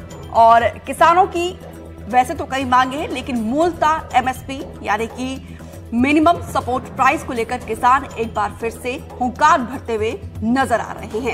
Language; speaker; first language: Hindi; native; Hindi